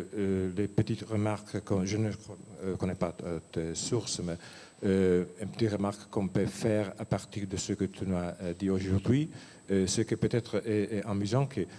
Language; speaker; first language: French; non-native, fluent; Italian